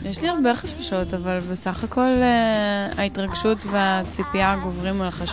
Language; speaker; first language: Hebrew; native; Hebrew